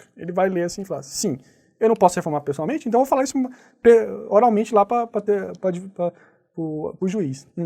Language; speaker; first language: Portuguese; native; Portuguese